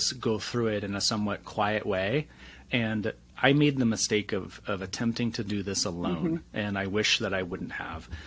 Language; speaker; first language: English; native; English